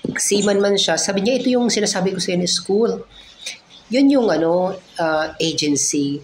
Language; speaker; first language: Filipino; non-native, local second language; Cebuano